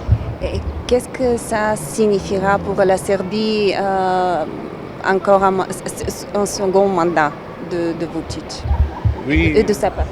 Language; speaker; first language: French; non-native, fluent; Bulgarian